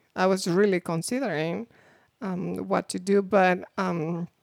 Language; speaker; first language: English; non-native, fluent; Spanish